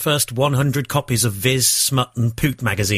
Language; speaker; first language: English; native; English